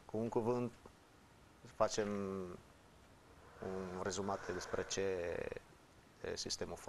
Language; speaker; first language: Romanian; non-native, fluent; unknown